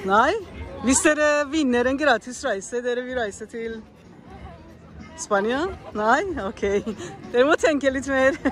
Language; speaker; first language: Norwegian; non-native, learner; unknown